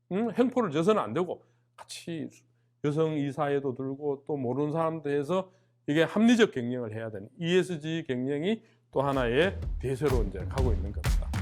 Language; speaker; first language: Korean; native; Korean